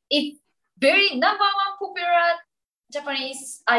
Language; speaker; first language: English; non-native, learner; Japanese